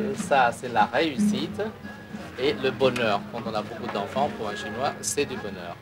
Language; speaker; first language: French; non-native, fluent; Cantonese